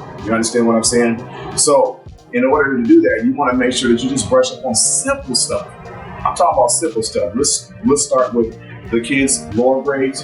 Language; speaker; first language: English; native; English